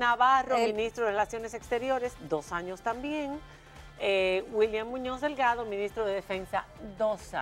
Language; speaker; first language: Spanish; native; Spanish